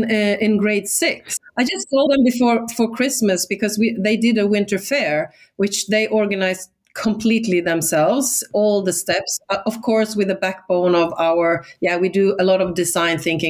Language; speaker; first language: English; non-native, fluent; Swedish